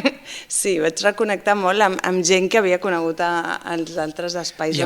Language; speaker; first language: Catalan; non-native, fluent; Basque